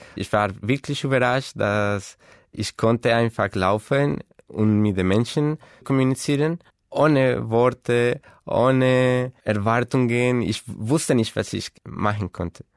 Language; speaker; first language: German; non-native, fluent; Spanish